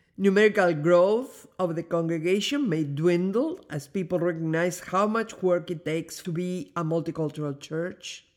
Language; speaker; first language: English; non-native, fluent; Spanish